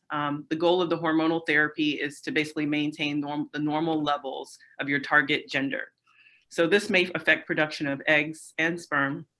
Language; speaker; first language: English; native; English